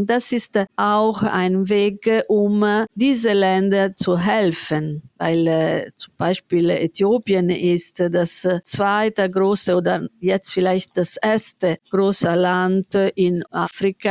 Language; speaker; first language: German; non-native, fluent; Italian